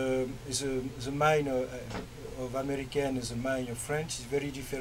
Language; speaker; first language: English; non-native, learner; French